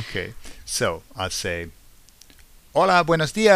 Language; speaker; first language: Spanish; non-native, learner; English